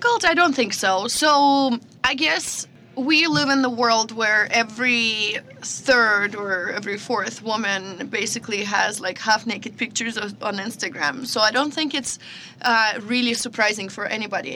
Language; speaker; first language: English; non-native, fluent; Russian